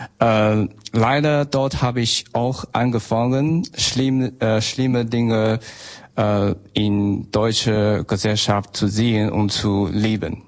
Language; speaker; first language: German; non-native, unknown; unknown